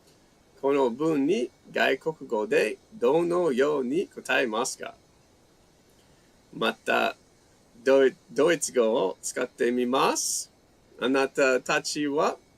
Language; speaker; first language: Japanese; non-native, fluent; English